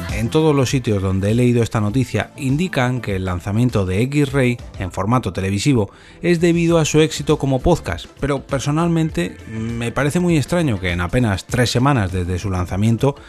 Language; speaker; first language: Spanish; native; Spanish